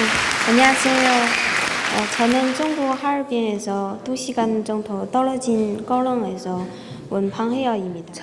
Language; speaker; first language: Korean; non-native, fluent; Chinese